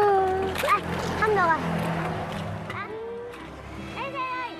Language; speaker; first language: Vietnamese; native; Vietnamese